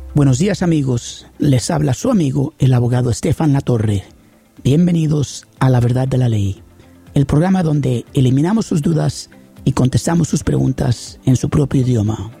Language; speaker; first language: Spanish; early bilingual, heritage; Spanish